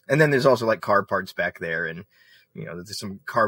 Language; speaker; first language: English; native; English